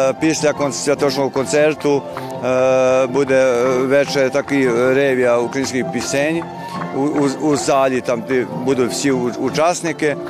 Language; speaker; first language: Ukrainian; early bilingual, heritage; Ukrainian